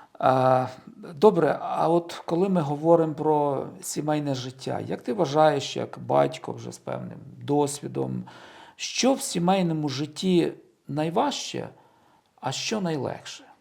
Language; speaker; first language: Ukrainian; native; Ukrainian